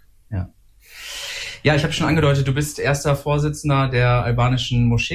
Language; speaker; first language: German; native; German